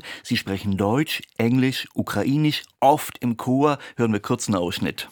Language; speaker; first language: German; native; German